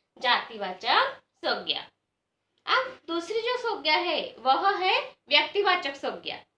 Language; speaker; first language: Hindi; non-native, local second language; Marathi